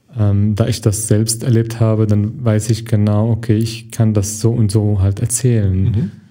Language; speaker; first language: German; non-native, fluent; Arabic